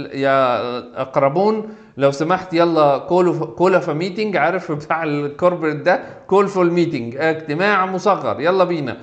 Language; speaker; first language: Arabic; native; Arabic